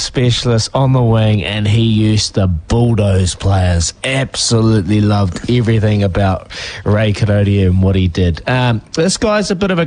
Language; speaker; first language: English; native; English